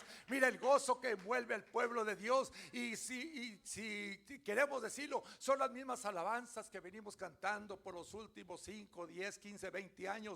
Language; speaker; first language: Spanish; native; Spanish